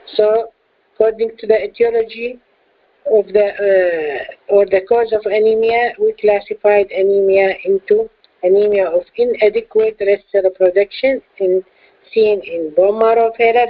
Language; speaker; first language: English; non-native, fluent; Arabic